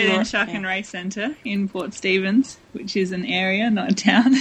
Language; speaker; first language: English; native; English